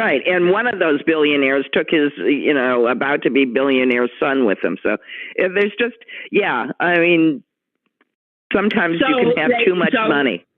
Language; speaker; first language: English; native; English